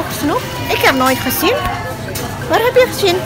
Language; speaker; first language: Dutch; non-native, local second language; Indonesian